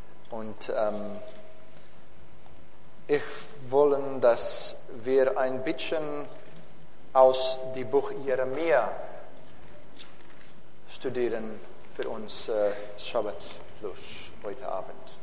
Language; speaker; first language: German; non-native, learner; English